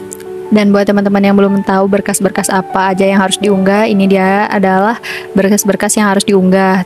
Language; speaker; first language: Indonesian; native; Indonesian